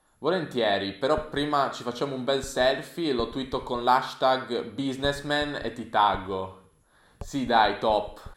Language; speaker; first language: Italian; native; Italian